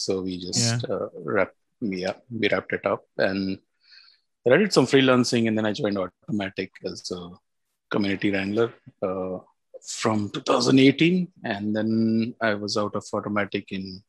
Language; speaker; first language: English; non-native, local second language; Marathi